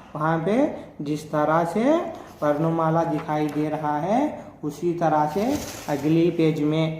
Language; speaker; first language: Hindi; non-native, local second language; Telugu